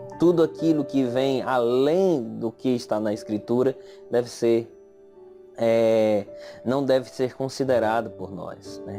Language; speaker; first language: Portuguese; native; Portuguese